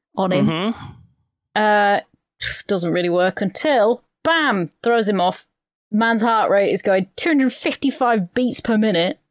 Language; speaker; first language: English; native; English